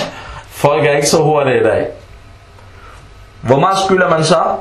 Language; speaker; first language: Danish; early bilingual, other home language; Arabic